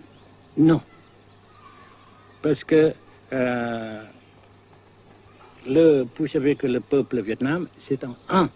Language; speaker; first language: French; non-native, fluent; Vietnamese